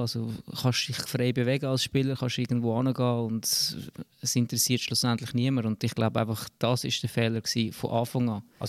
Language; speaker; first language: German; native; German